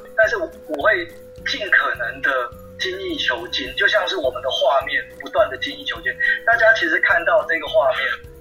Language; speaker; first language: Chinese; non-native, local second language; Min Nan Chinese